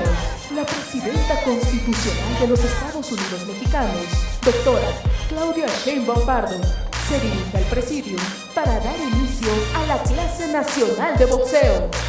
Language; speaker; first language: Spanish; native; Spanish